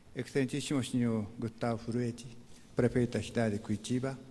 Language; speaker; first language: Portuguese; non-native, fluent; Japanese